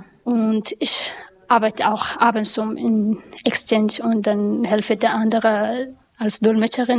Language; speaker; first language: German; non-native, learner; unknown